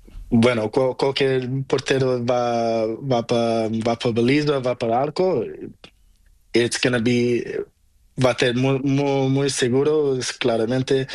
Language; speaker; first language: Spanish; non-native, learner; Portuguese